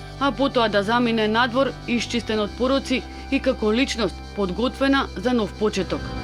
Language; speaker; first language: Macedonian; native; Macedonian